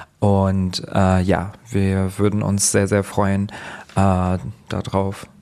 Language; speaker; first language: German; non-native, fluent; Arabic